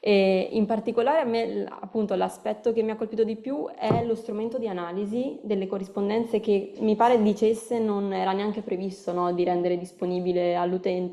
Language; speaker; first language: Italian; native; Italian